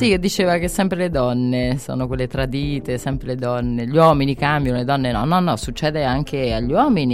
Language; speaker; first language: Italian; native; Italian